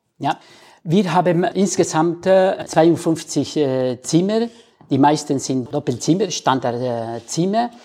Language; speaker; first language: German; non-native, learner; Spanish